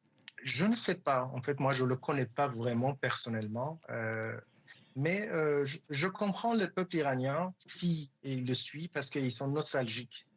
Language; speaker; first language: French; non-native, fluent; Persian